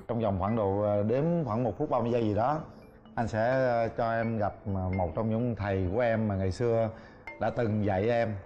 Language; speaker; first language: Vietnamese; native; Vietnamese